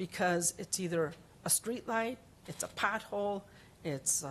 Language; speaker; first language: English; early bilingual, other home language; Spanish